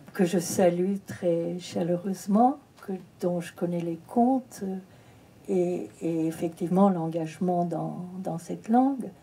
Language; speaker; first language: French; early bilingual, heritage; French